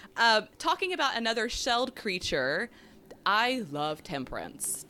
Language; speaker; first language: English; native; English